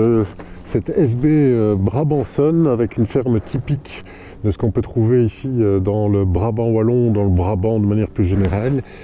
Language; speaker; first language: French; native; French